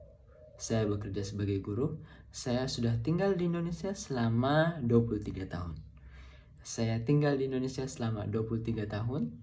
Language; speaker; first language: Indonesian; non-native, fluent; Arabic